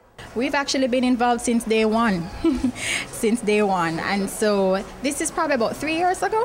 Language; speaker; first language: English; native; English